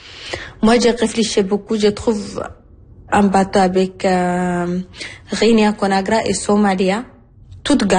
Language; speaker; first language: French; non-native, learner; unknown